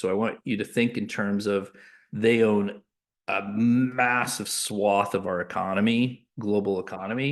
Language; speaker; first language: English; native; English